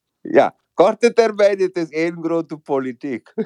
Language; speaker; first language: Dutch; non-native, fluent; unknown